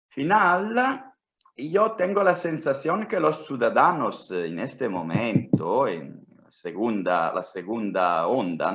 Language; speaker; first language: Spanish; non-native, fluent; Italian